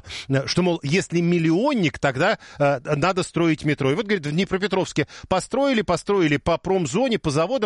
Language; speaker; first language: Russian; native; Russian